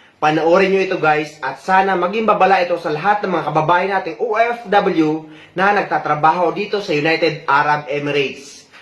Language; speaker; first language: Filipino; native; Filipino